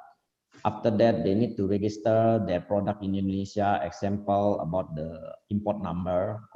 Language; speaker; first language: English; non-native, fluent; Indonesian